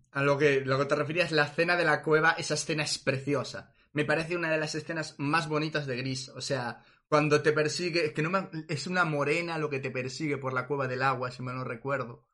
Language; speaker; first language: Spanish; native; Spanish